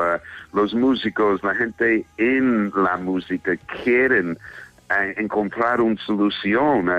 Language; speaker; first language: Spanish; non-native, fluent; English